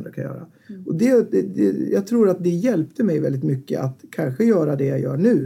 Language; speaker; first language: Swedish; native; Swedish